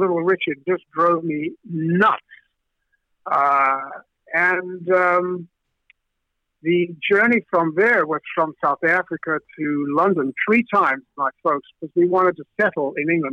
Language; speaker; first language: English; native; English